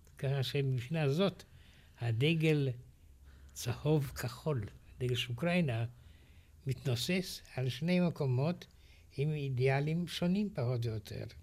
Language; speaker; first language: Hebrew; non-native, fluent; Romanian